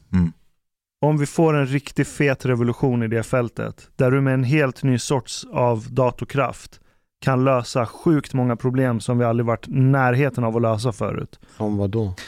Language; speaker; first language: Swedish; early bilingual, other home language; Persian